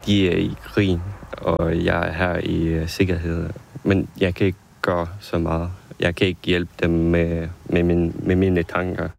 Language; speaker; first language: Danish; non-native, fluent; Ukrainian